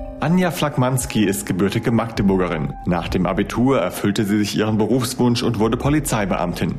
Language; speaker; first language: German; native; German